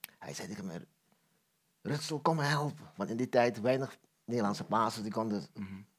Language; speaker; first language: Dutch; non-native, local second language; Papiamento